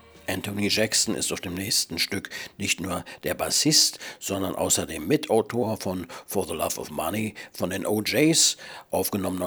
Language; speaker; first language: German; native; German